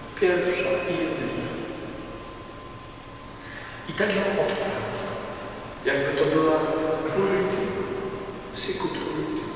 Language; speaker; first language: Polish; native; Polish